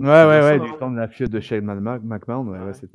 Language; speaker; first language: French; native; French